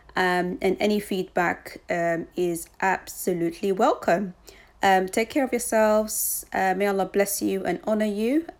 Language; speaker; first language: English; early bilingual, other home language; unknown